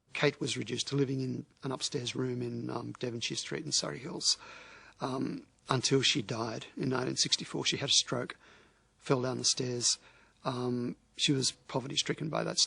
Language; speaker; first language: English; native; English